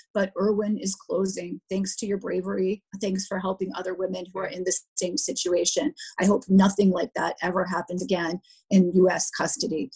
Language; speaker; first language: English; native; English